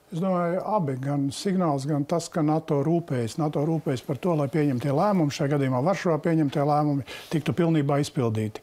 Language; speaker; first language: Latvian; native; Latvian